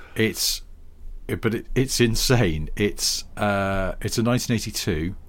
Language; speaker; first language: English; native; English